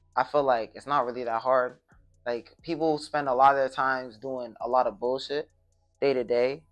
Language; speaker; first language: English; native; English